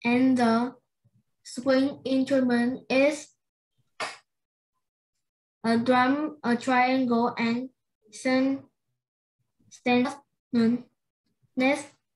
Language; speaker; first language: English; non-native, learner; Vietnamese